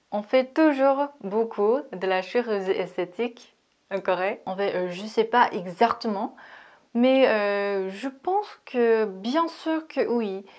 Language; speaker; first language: French; non-native, fluent; Korean